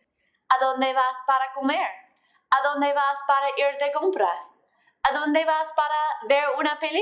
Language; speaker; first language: Spanish; non-native, fluent; English